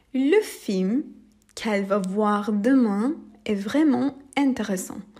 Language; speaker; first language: French; non-native, fluent; Turkish